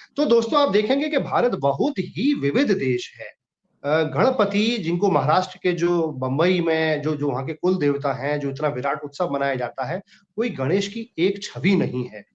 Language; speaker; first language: Hindi; native; Hindi